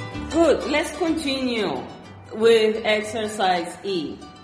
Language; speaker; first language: English; non-native, fluent; Spanish